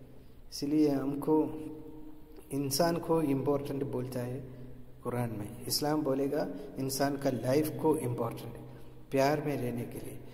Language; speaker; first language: Hindi; non-native, local second language; Malayalam